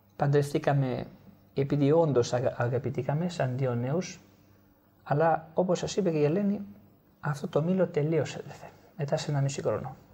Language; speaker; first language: Greek; non-native, fluent; Italian